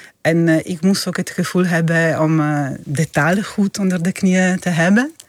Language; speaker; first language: Dutch; non-native, fluent; Italian